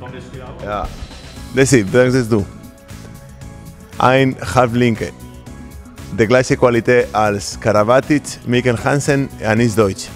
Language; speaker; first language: German; non-native, learner; Spanish